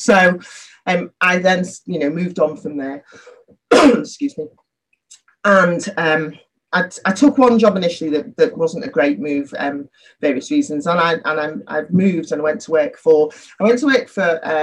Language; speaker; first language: English; native; English